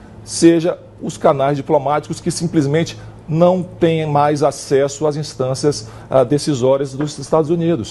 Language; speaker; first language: Portuguese; native; Portuguese